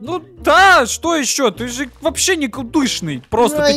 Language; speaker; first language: Russian; native; Russian